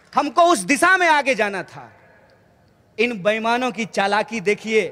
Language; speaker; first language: Hindi; native; Hindi